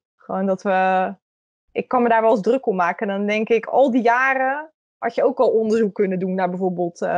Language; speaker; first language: Dutch; native; Dutch